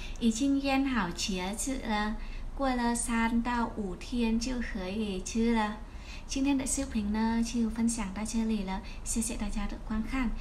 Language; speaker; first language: Chinese; non-native, fluent; Vietnamese